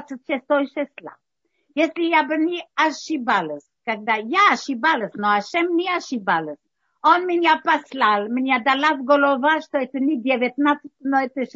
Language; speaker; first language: Russian; early bilingual, heritage; Russian